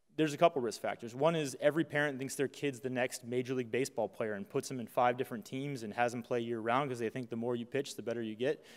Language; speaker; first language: English; native; English